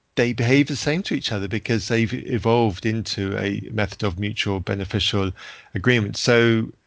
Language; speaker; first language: English; native; English